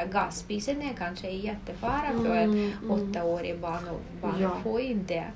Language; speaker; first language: Swedish; non-native, fluent; Russian